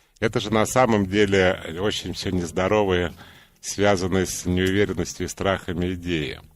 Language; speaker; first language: Russian; native; Russian